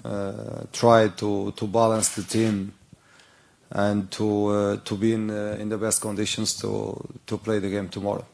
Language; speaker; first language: English; non-native, learner; Portuguese